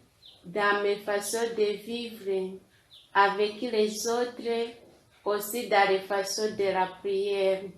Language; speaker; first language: French; non-native, local second language; Kinyarwanda